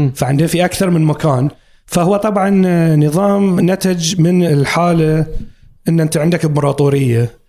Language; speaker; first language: Arabic; native; Arabic